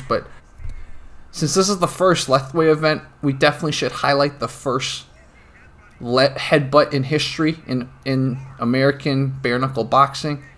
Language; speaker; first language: English; native; English